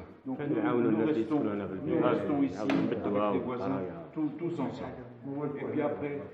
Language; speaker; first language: French; non-native, local second language; Arabic